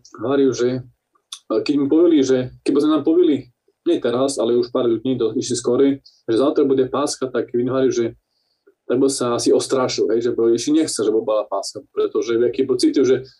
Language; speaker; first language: Slovak; non-native, local second language; Rusyn